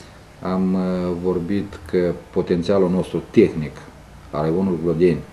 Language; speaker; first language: Romanian; native; Romanian